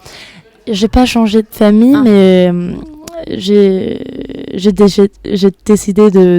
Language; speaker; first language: French; non-native, fluent; Danish